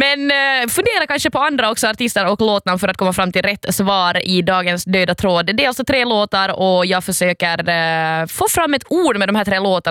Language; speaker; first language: Swedish; native; Swedish